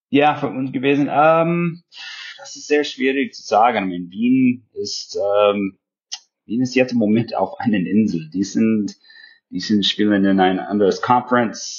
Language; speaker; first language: German; non-native, fluent; English